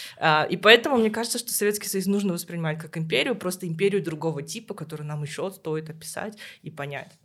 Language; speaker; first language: Russian; native; Russian